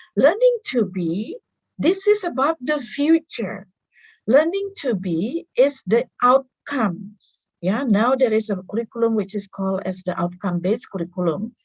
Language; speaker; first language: English; non-native, fluent; Indonesian